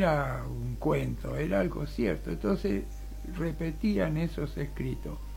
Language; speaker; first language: Spanish; native; Spanish